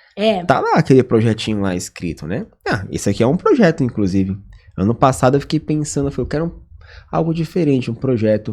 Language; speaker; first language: Portuguese; native; Portuguese